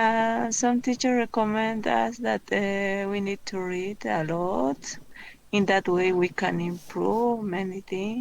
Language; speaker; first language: English; non-native, learner; Spanish